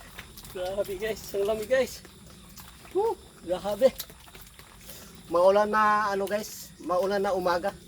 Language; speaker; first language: Filipino; non-native, local second language; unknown